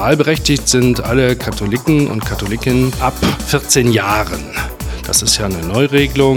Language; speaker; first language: German; native; German